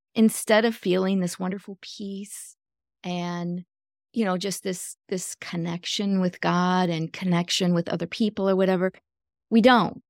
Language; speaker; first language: English; native; English